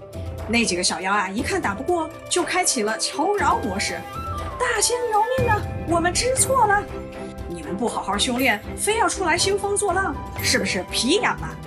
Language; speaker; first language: Chinese; native; Chinese